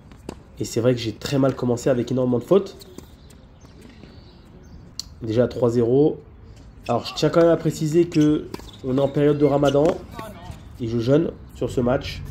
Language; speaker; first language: French; native; French